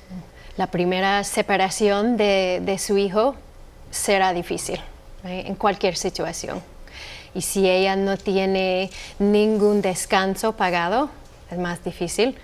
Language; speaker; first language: Spanish; non-native, fluent; English